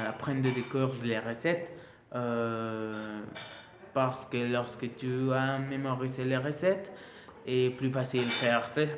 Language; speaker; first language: French; non-native, learner; Spanish